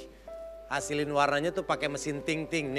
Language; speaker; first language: Indonesian; native; Indonesian